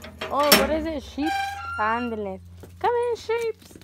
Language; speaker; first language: English; early bilingual, other home language; Spanish